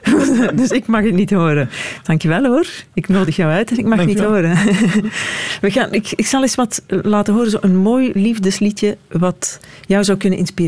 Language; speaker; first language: Dutch; native; Dutch